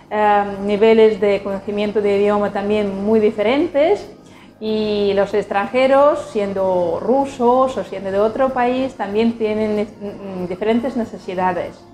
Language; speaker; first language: Spanish; non-native, fluent; Russian